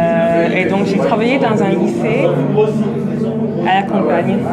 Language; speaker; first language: French; non-native, fluent; English